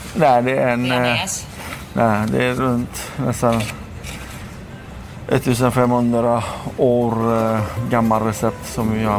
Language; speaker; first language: Swedish; non-native, fluent; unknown